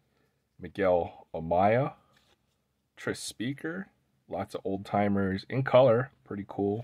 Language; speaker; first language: English; native; English